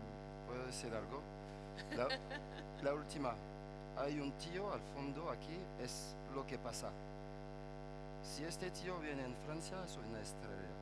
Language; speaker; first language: Spanish; non-native, fluent; French